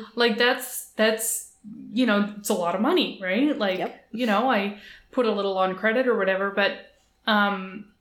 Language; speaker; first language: English; native; English